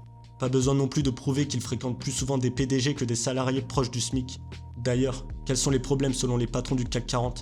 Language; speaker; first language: French; native; French